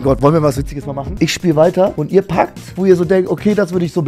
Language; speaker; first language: German; native; German